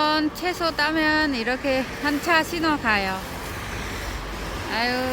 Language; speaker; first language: Korean; non-native, learner; Vietnamese